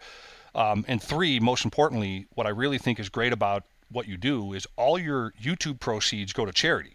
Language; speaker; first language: English; native; English